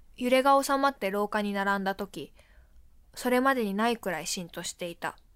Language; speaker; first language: Japanese; native; Japanese